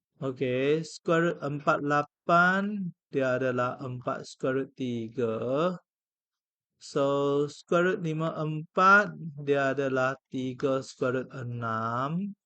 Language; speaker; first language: Malay; non-native, local second language; Chinese